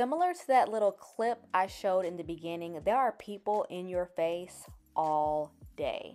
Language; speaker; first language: English; native; English